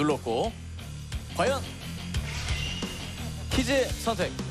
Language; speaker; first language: Korean; native; Korean